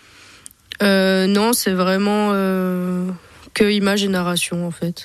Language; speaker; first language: French; native; French